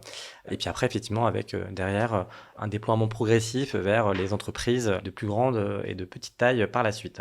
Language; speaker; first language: French; native; French